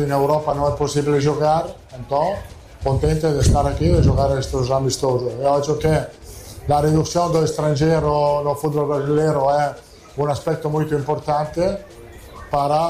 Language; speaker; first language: Portuguese; non-native, fluent; Italian